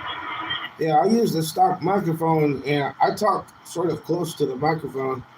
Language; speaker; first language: English; native; English